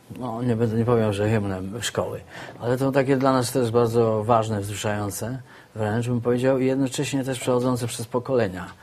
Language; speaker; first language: Polish; native; Polish